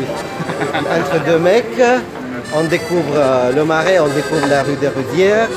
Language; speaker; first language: French; non-native, fluent; Russian